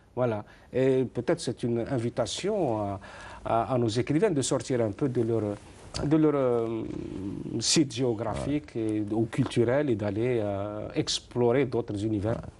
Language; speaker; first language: French; non-native, local second language; Arabic